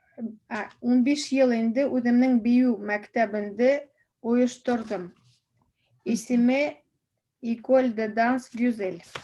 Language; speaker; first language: Tatar; non-native, local second language; Russian